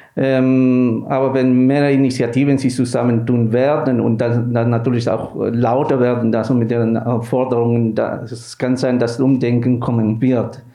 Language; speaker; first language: German; non-native, fluent; Spanish